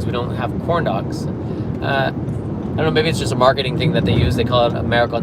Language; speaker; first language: English; native; English